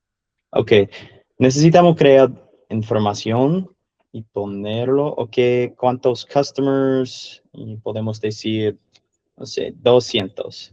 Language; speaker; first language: Spanish; non-native, learner; English